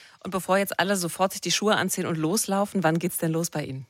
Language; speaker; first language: German; native; German